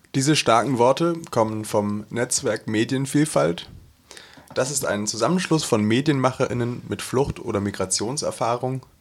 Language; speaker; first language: German; native; German